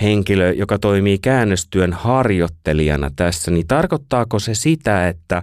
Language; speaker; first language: Finnish; native; Finnish